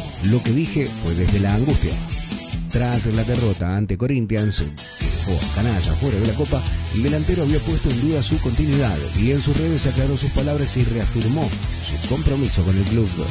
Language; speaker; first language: Spanish; native; Spanish